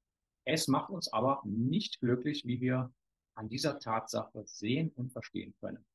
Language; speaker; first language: German; native; German